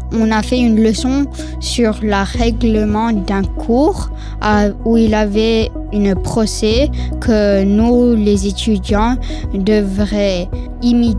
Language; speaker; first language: French; non-native, local second language; English